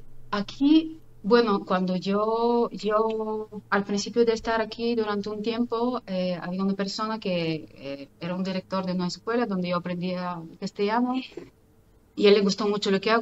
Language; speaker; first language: Spanish; non-native, fluent; Bulgarian